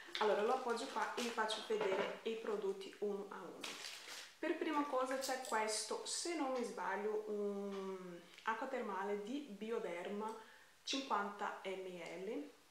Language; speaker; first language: Italian; non-native, fluent; Portuguese